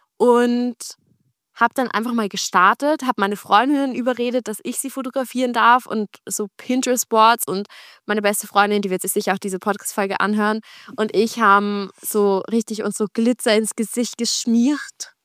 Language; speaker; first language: German; native; German